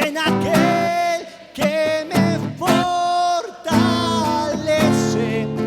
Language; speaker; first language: Spanish; native; Spanish